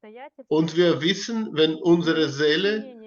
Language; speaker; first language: German; non-native, learner; Russian